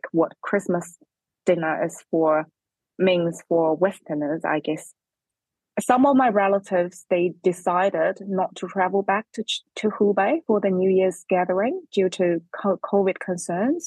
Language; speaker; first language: English; non-native, fluent; Chinese